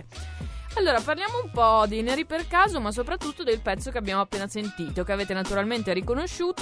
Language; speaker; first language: Italian; native; Italian